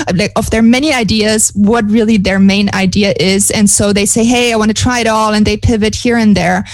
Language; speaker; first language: English; non-native, fluent; German